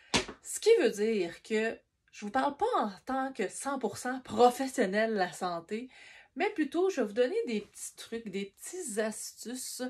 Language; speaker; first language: French; native; French